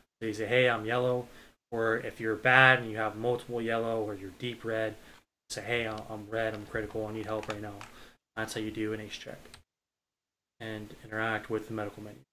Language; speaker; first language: English; native; English